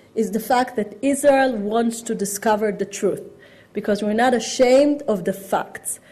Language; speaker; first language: English; non-native, fluent; Hebrew